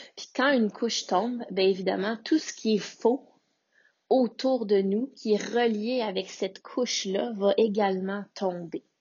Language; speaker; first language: French; native; French